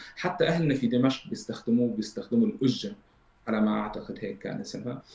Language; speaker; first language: Arabic; native; Arabic